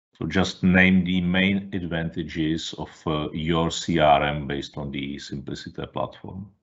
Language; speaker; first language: English; non-native, fluent; Czech